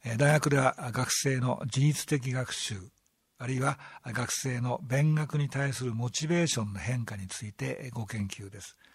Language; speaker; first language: Japanese; native; Japanese